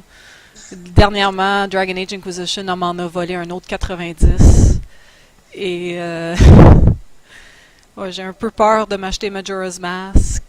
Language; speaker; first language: French; native; French